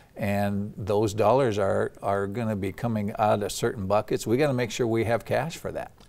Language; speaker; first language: English; native; English